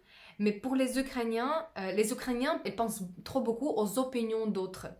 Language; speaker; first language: French; non-native, fluent; Russian